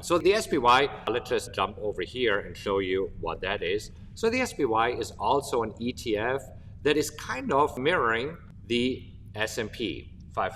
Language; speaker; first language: English; non-native, fluent; German